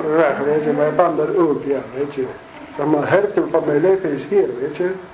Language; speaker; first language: Dutch; non-native, learner; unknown